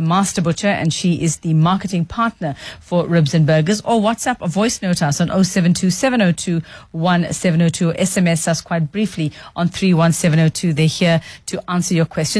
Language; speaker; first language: English; native; English